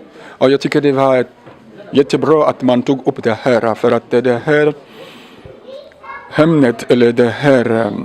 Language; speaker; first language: Swedish; non-native, fluent; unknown